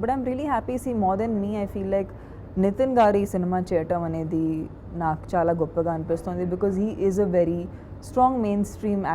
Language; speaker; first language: Telugu; non-native, fluent; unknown